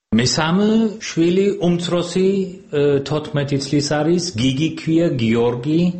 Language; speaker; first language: Georgian; non-native, fluent; German